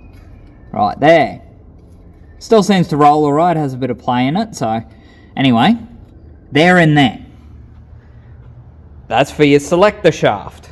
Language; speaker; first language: English; native; English